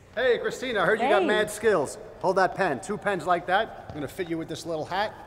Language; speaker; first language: English; native; English